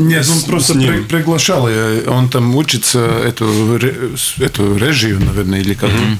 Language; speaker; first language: Russian; non-native, local second language; Latvian